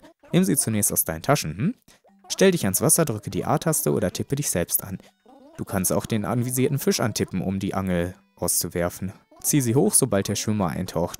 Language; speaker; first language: German; native; German